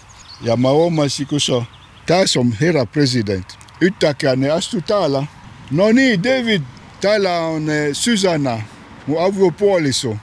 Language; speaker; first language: Finnish; non-native, learner; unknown